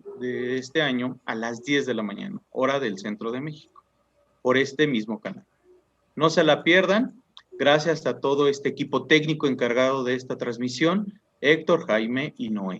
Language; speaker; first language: Spanish; native; Spanish